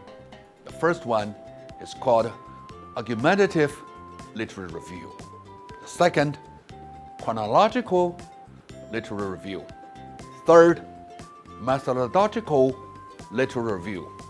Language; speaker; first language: English; non-native, fluent; Chinese